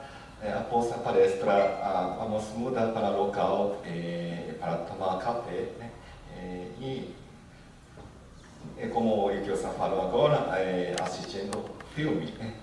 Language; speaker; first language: Portuguese; non-native, learner; Japanese